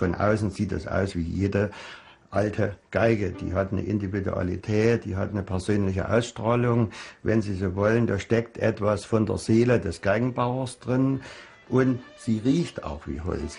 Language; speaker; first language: German; native; German